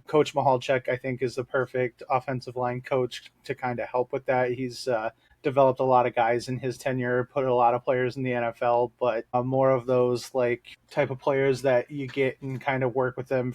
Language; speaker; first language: English; native; English